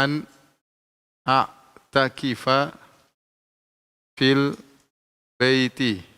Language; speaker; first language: Arabic; non-native, fluent; Indonesian